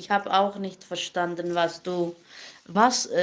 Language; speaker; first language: German; non-native, learner; Kurdish